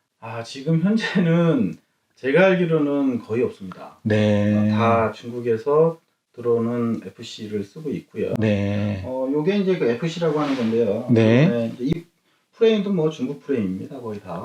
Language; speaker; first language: Korean; native; Korean